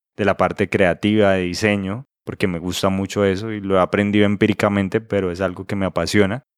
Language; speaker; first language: Spanish; native; Spanish